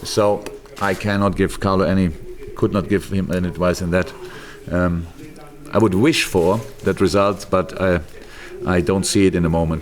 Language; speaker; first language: English; non-native, fluent; German